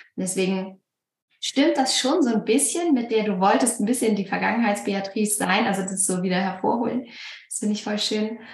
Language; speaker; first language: German; native; German